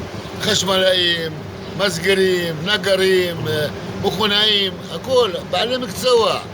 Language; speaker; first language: Hebrew; non-native, local second language; Arabic